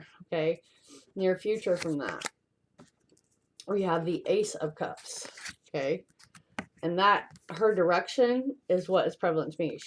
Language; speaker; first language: English; native; English